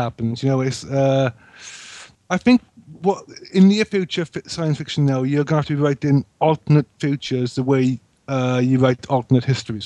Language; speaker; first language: English; native; English